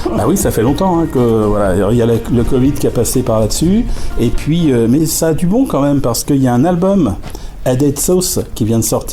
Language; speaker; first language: French; native; French